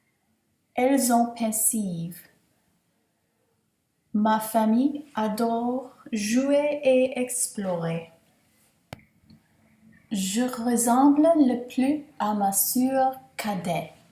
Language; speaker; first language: French; non-native, learner; English